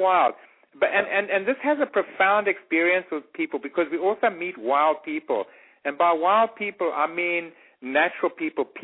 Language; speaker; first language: English; native; English